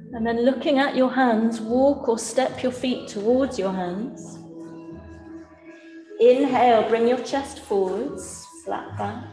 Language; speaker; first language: English; native; English